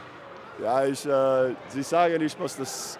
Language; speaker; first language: German; non-native, learner; English